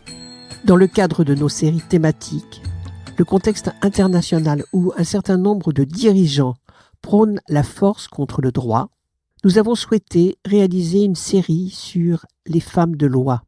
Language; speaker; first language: French; native; French